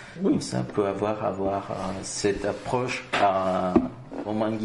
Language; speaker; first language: French; non-native, fluent; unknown